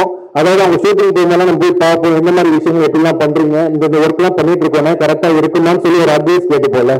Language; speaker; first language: Tamil; native; Tamil